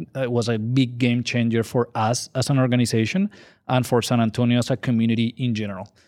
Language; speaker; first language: English; non-native, fluent; Spanish